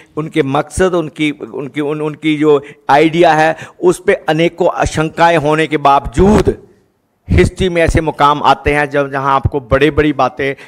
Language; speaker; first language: Hindi; non-native, local second language; Punjabi